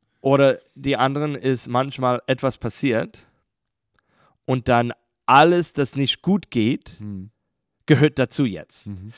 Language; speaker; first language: German; non-native, learner; English